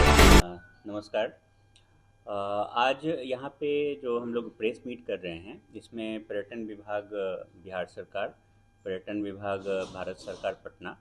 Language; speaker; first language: Hindi; native; Hindi